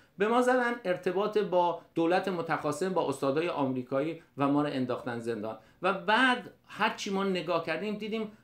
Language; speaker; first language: Persian; native; Persian